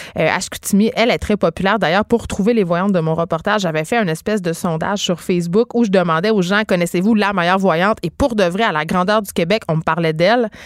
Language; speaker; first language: French; native; French